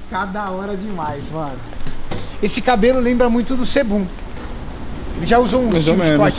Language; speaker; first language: Portuguese; native; Portuguese